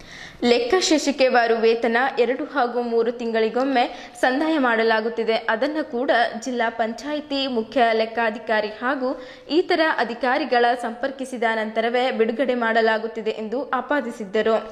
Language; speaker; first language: Kannada; native; Kannada